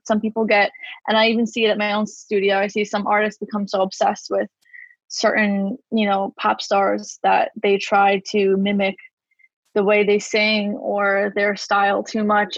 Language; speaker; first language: English; native; English